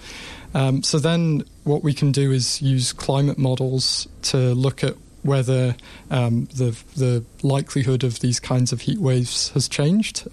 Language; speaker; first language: English; native; English